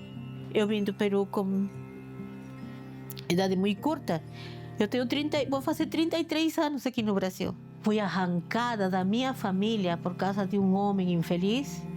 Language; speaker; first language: Portuguese; non-native, fluent; Spanish